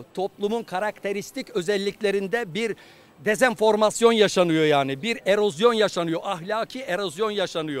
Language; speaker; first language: Turkish; native; Turkish